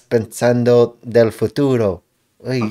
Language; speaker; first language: Spanish; non-native, learner; English